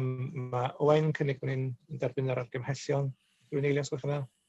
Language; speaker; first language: Welsh; native; Welsh